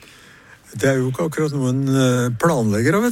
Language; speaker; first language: Norwegian; native; Norwegian